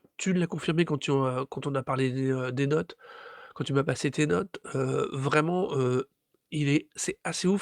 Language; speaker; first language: French; native; French